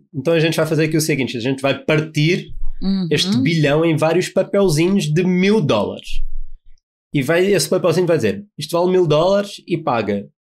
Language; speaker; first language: Portuguese; native; Portuguese